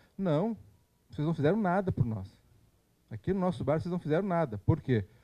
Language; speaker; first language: Portuguese; native; Portuguese